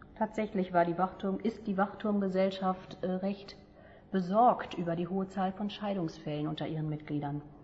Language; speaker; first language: German; native; German